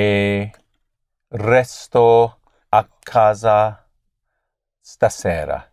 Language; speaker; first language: Italian; non-native, learner; English